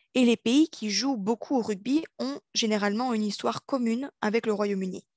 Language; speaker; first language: French; native; French